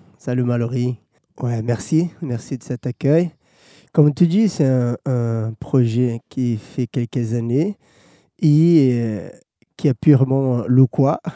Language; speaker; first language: French; non-native, fluent; Portuguese